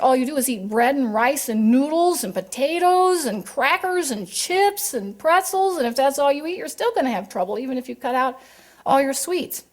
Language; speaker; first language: English; native; English